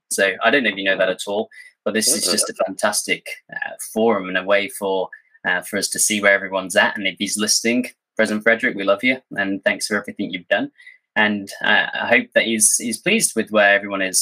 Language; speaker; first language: English; native; English